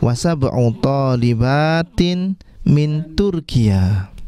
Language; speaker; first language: Arabic; non-native, fluent; Indonesian